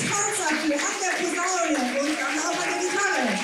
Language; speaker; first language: German; early bilingual, other home language; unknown